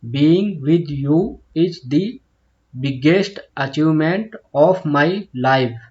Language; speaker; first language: English; non-native, local second language; Hindi